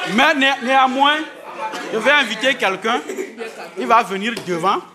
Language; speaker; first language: French; non-native, local second language; Ewe